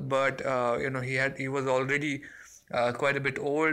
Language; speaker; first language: English; non-native, local second language; Bangla